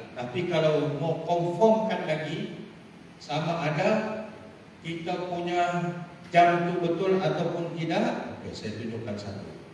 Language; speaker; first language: Malay; native; Malay